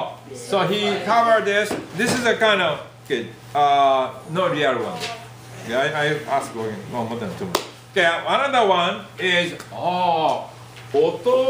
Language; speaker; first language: English; non-native, learner; Japanese